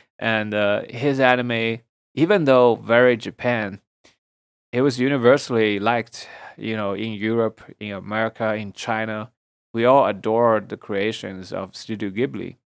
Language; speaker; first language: English; non-native, fluent; Chinese